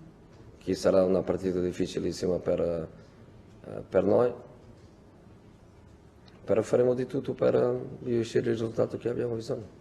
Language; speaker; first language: Italian; non-native, fluent; Portuguese